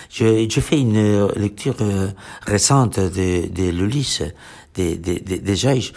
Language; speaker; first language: French; non-native, fluent; Catalan